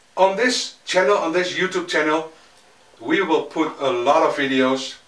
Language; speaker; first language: English; non-native, fluent; Dutch